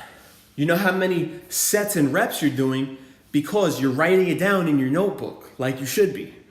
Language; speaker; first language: English; native; English